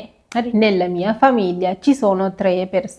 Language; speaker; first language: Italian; non-native, fluent; Sinhala